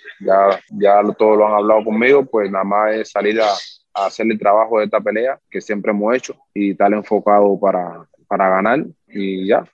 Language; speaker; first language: Spanish; native; Spanish